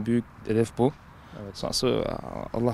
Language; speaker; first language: Turkish; early bilingual, heritage; French